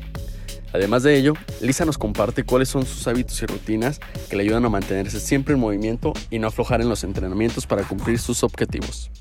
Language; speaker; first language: Spanish; native; Spanish